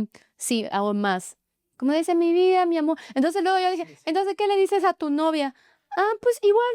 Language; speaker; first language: Spanish; non-native, fluent; Chinese